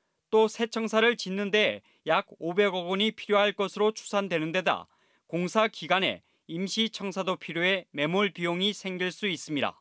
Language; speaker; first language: Korean; native; Korean